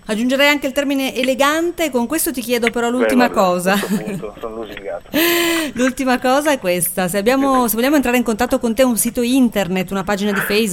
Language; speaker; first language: Italian; native; Italian